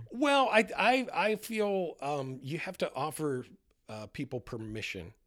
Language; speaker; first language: English; native; English